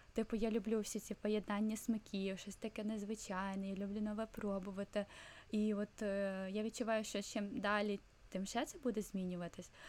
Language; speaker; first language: Ukrainian; non-native, local second language; Russian